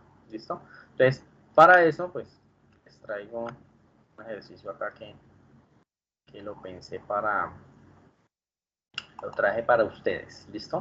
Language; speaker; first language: Spanish; native; Spanish